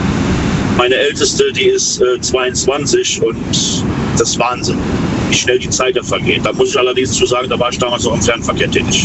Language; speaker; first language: German; native; German